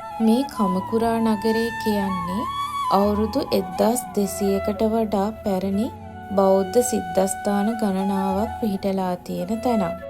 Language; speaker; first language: Sinhala; native; Sinhala